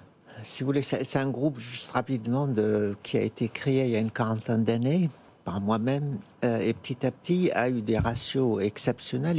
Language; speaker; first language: French; non-native, fluent; Arabic